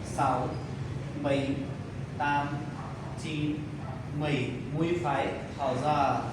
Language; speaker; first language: Vietnamese; non-native, learner; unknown